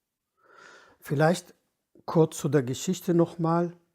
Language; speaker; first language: German; non-native, fluent; Kurdish